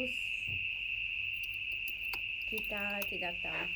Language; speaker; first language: Indonesian; non-native, learner; English